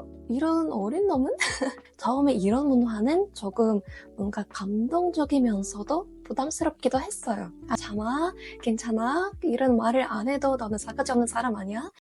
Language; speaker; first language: Korean; non-native, fluent; Russian